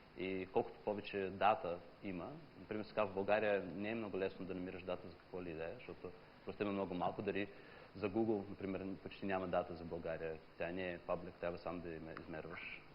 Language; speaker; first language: Bulgarian; non-native, fluent; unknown